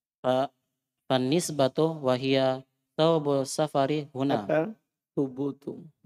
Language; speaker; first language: Arabic; non-native, fluent; Indonesian